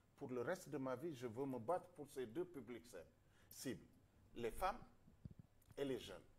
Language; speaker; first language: French; non-native, local second language; Wolof